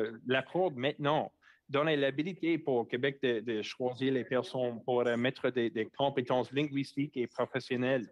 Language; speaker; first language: French; non-native, local second language; English